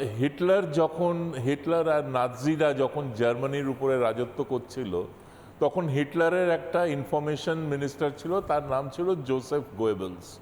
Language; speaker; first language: Bangla; native; Bangla